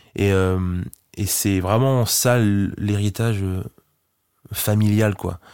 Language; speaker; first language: French; native; French